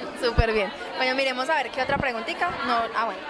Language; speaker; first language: Spanish; native; Spanish